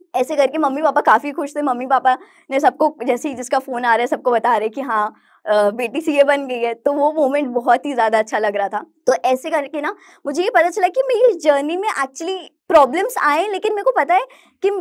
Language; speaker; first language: Hindi; native; Hindi